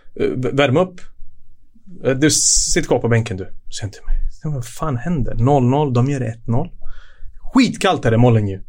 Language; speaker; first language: Swedish; early bilingual, other home language; Serbian